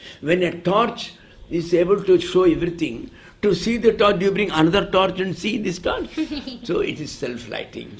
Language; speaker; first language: English; non-native, local second language; Tamil